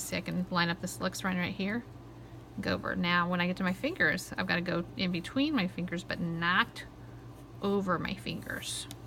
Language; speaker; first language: English; native; English